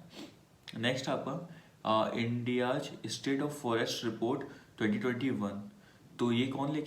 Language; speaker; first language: Hindi; native; Hindi